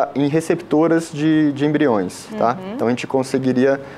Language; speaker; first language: Portuguese; native; Portuguese